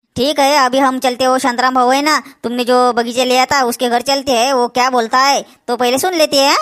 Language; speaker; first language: Hindi; non-native, local second language; Marathi